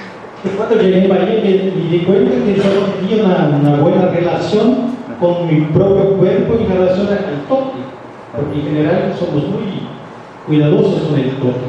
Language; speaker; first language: Spanish; non-native, fluent; Portuguese